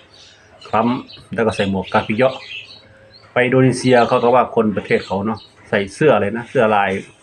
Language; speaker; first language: Thai; non-native, local second language; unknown